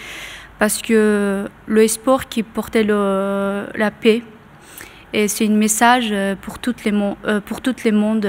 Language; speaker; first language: French; non-native, learner; Persian